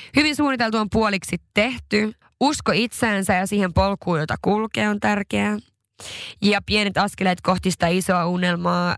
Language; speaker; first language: Finnish; non-native, local second language; Swedish